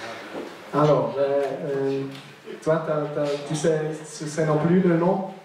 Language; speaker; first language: French; non-native, local second language; German